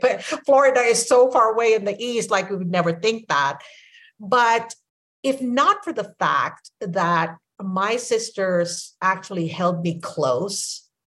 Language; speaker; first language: English; non-native, local second language; Filipino